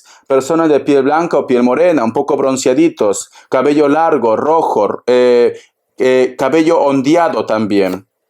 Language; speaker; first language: Spanish; native; Spanish